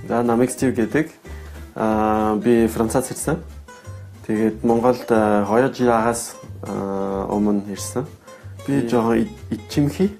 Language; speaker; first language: Mongolian; non-native, learner; French